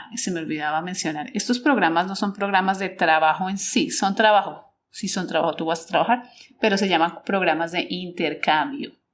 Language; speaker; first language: Spanish; native; Spanish